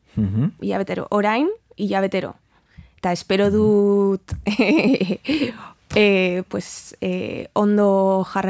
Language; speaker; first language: Basque; non-native, learner; Spanish